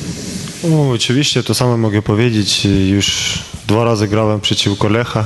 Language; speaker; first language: Polish; non-native, fluent; Ukrainian